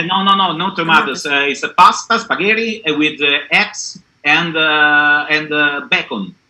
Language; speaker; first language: English; non-native, learner; Italian